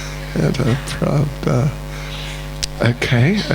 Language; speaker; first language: Russian; non-native, learner; English